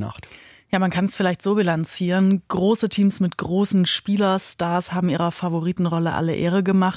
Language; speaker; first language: German; native; German